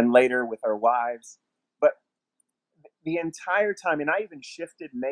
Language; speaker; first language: English; native; English